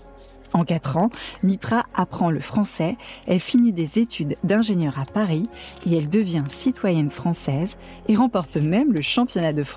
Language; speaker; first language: French; native; French